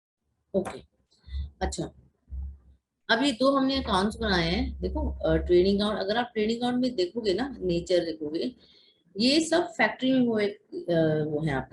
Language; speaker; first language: Hindi; native; Hindi